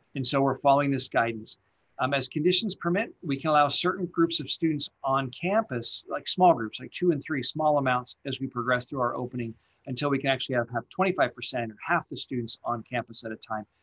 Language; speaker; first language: English; native; English